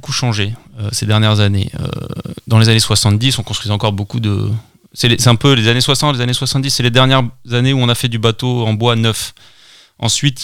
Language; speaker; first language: French; native; French